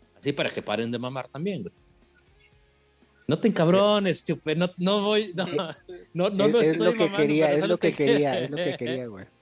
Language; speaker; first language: Spanish; native; Spanish